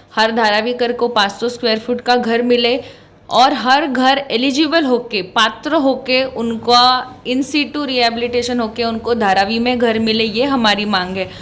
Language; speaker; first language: Hindi; non-native, local second language; Marathi